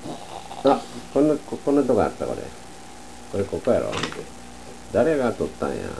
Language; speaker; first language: Japanese; native; Japanese